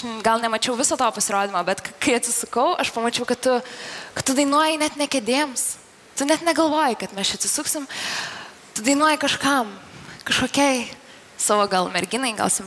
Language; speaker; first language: Lithuanian; native; Lithuanian